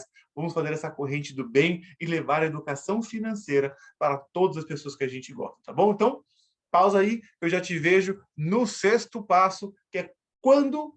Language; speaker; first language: Portuguese; native; Portuguese